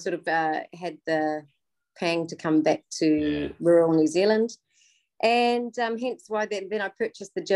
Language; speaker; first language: English; native; English